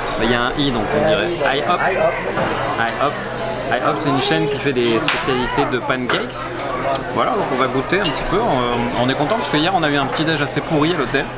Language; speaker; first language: French; native; French